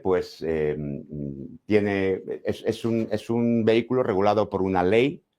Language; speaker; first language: Spanish; native; Spanish